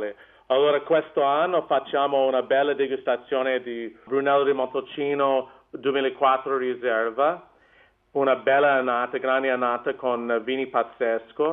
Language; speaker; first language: Italian; non-native, learner; English